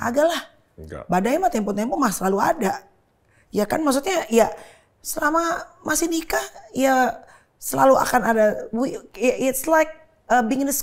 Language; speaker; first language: Indonesian; native; Indonesian